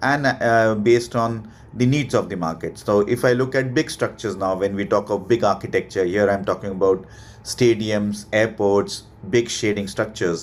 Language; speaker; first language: English; non-native, local second language; Hindi